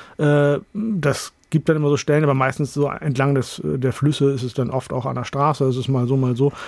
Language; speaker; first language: German; early bilingual, other home language; Urdu